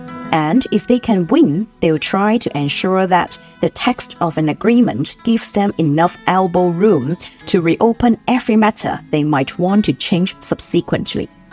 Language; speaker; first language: English; non-native, local second language; Cantonese